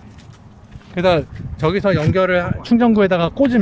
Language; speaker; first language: Korean; native; Korean